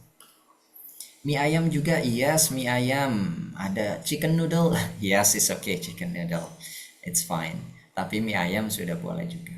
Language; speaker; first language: Indonesian; native; Indonesian